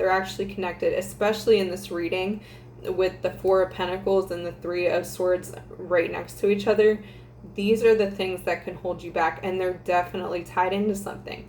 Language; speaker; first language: English; native; English